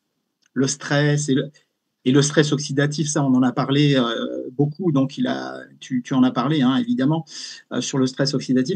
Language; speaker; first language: French; native; French